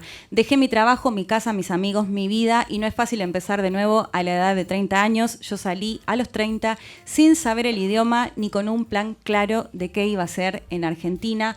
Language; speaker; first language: Spanish; native; Spanish